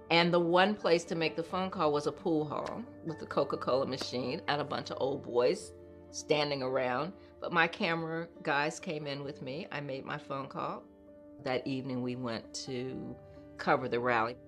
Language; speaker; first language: English; native; English